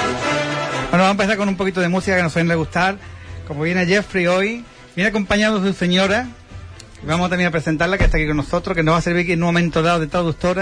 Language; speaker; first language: Spanish; native; Spanish